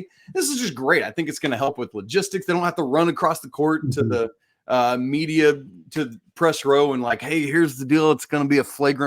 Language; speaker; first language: English; native; English